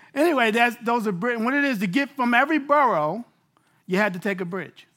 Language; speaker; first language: English; native; English